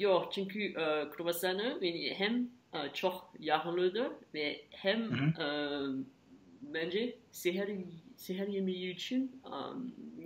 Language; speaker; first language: Azerbaijani; non-native, learner; French